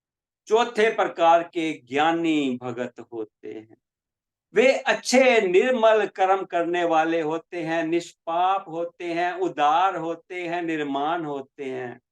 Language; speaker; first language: Hindi; native; Hindi